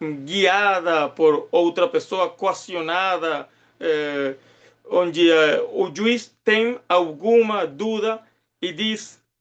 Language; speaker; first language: Portuguese; non-native, fluent; Spanish